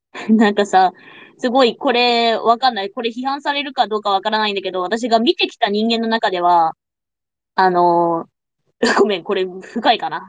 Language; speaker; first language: Japanese; non-native, fluent; English